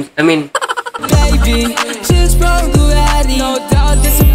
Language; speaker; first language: English; non-native, local second language; Filipino